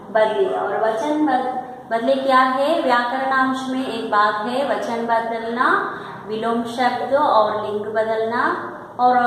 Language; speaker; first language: Hindi; non-native, local second language; Telugu